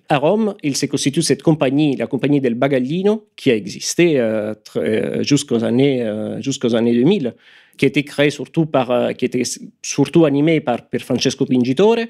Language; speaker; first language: French; non-native, fluent; Italian